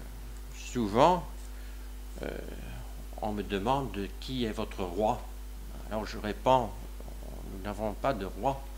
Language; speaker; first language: French; non-native, local second language; Luxembourgish